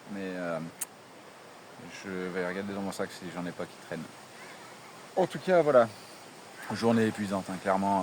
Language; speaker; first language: French; native; French